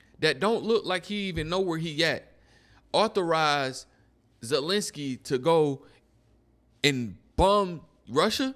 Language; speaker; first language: English; native; English